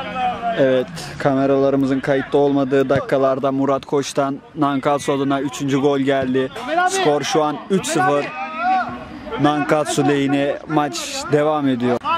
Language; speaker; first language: Turkish; native; Turkish